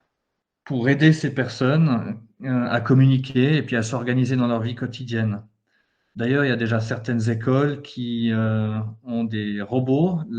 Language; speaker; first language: French; native; French